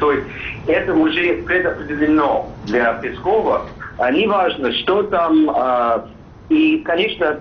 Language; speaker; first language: Russian; non-native, fluent; English